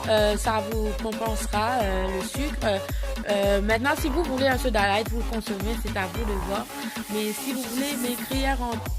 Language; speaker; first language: French; native; French